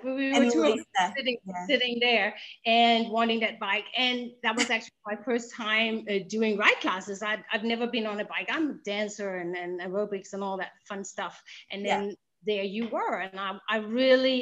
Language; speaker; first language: English; non-native, fluent; Danish